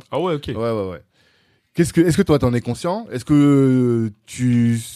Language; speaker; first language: French; native; French